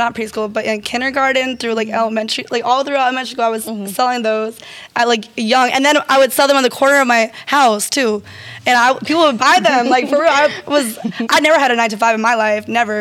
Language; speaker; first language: English; native; English